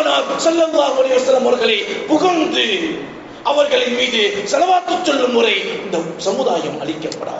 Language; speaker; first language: Tamil; native; Tamil